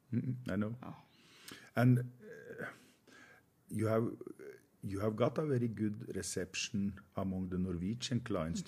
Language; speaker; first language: English; non-native, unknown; Norwegian